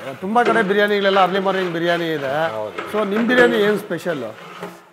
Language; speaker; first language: Kannada; native; Kannada